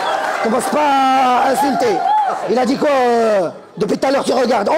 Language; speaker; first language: French; native; French